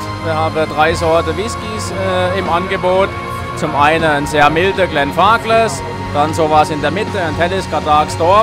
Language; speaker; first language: German; native; German